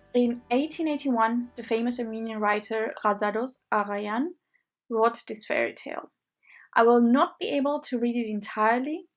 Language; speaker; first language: English; non-native, fluent; Armenian